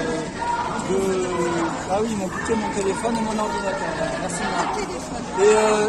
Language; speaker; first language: French; native; French